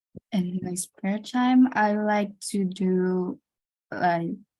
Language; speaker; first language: English; non-native, learner; Indonesian